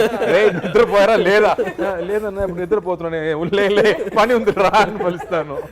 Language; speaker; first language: Telugu; non-native, fluent; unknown